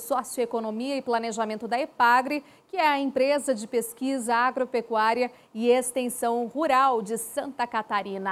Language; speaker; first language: Portuguese; native; Portuguese